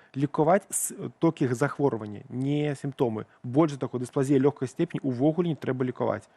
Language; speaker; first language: Belarusian; non-native, local second language; Russian